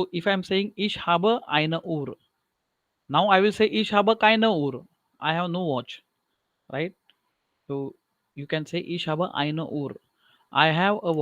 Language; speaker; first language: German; non-native, learner; Marathi